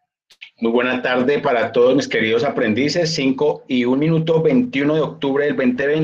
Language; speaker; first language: Spanish; native; Spanish